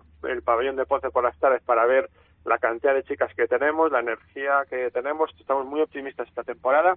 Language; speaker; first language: Spanish; native; Spanish